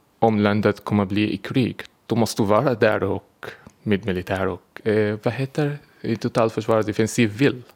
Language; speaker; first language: Swedish; non-native, learner; Arabic